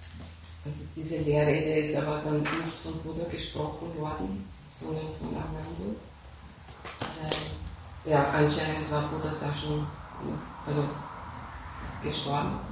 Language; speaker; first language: German; native; German